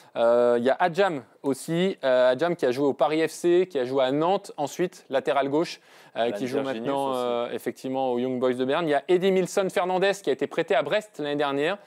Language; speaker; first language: French; native; French